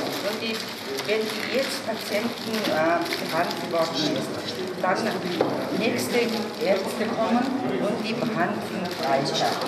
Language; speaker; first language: German; non-native, learner; Mongolian